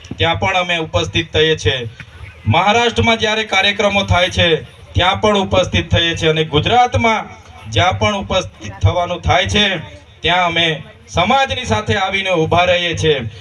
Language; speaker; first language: Gujarati; non-native, local second language; Vasavi